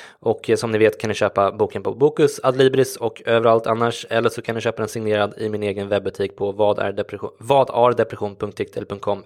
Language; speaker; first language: Swedish; native; Swedish